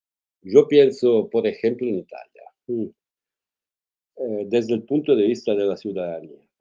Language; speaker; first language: Spanish; non-native, fluent; Italian